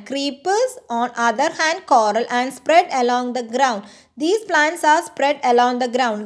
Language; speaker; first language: English; non-native, local second language; Malayalam